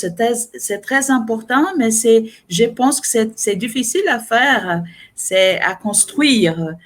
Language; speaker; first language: French; non-native, fluent; Portuguese